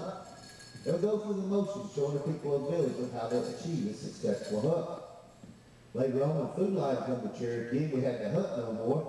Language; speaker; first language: English; native; English